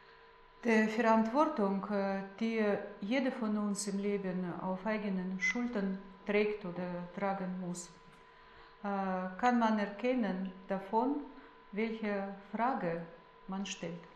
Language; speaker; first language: German; non-native, fluent; Russian